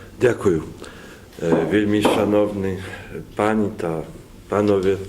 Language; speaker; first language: Ukrainian; non-native, learner; Polish